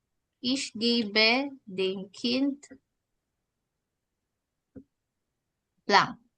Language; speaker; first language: German; non-native, fluent; Filipino